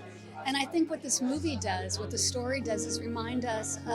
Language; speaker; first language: English; native; English